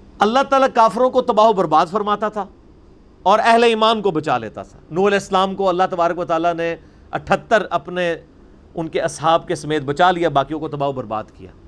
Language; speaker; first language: Urdu; non-native, local second language; Punjabi